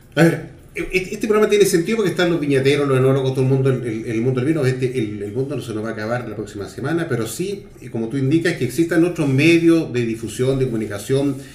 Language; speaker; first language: Spanish; native; Spanish